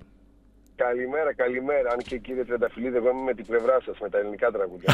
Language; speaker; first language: Greek; native; Greek